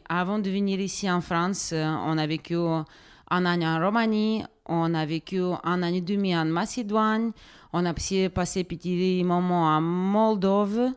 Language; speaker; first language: French; non-native, fluent; Russian